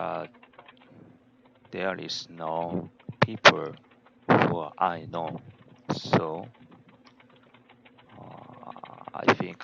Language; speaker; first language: English; non-native, learner; Korean